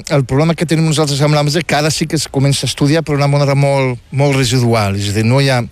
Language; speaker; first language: Catalan; non-native, fluent; Riffian